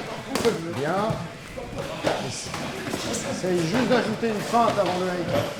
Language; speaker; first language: French; native; French